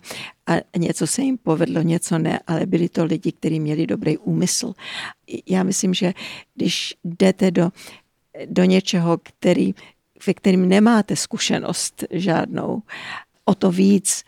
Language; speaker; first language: Czech; early bilingual, heritage; Czech